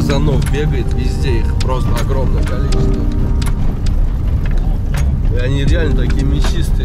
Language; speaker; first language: Russian; native; Russian